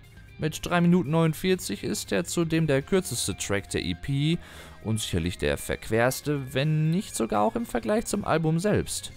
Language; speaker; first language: German; native; German